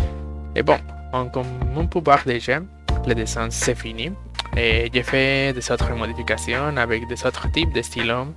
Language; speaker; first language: French; non-native, fluent; Spanish